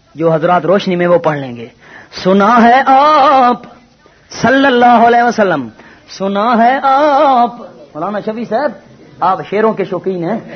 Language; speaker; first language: Urdu; non-native, local second language; Punjabi